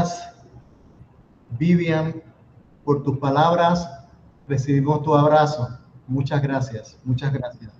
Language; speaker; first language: Spanish; native; Spanish